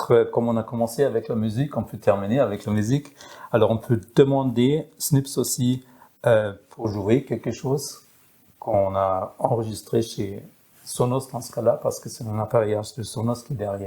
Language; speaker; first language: French; non-native, fluent; German